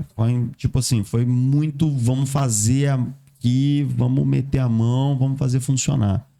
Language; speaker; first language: Portuguese; native; Portuguese